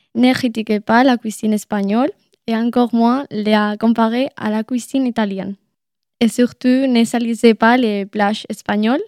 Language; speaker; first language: French; non-native, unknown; Spanish